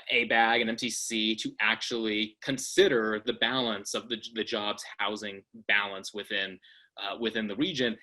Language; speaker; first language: English; native; English